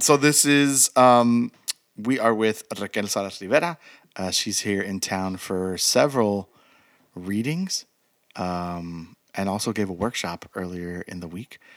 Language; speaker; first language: English; early bilingual, other home language; Spanish